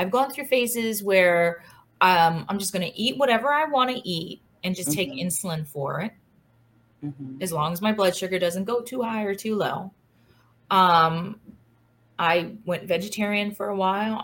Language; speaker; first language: English; native; English